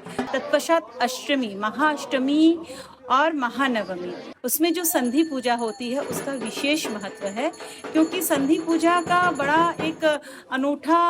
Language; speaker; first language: Hindi; non-native, local second language; Bangla